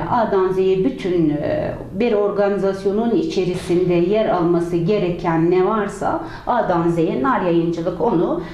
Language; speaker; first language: Turkish; native; Turkish